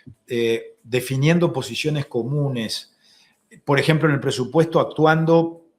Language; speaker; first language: Spanish; native; Spanish